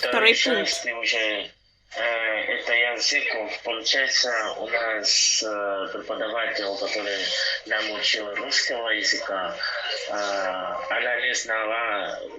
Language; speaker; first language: Russian; non-native, learner; Portuguese